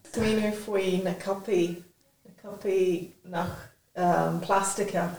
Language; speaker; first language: Irish; non-native, local second language; English